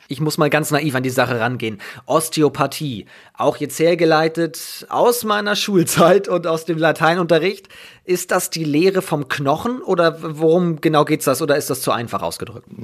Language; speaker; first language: German; native; German